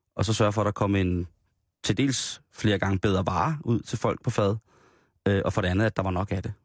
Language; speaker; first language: Danish; native; Danish